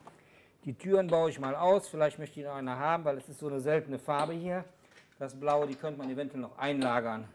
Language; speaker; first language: German; native; German